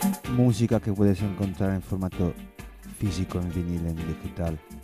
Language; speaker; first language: Spanish; native; Spanish